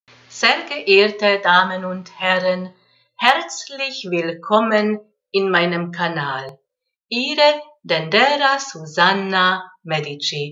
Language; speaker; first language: German; non-native, fluent; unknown